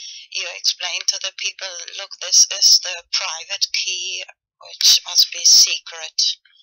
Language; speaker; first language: English; non-native, fluent; German